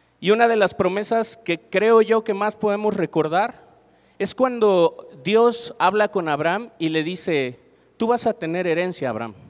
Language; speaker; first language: Spanish; native; Spanish